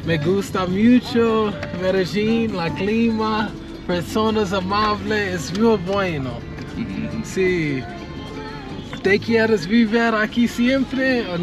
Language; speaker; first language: Spanish; non-native, learner; English